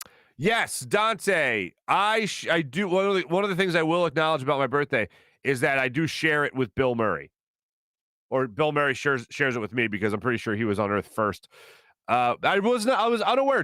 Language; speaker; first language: English; native; English